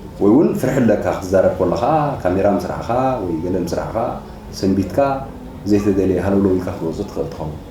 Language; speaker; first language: Tigrinya; native; Tigrinya